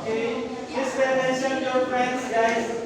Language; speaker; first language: English; non-native, learner; Indonesian